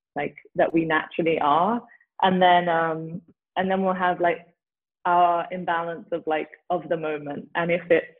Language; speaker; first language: English; native; English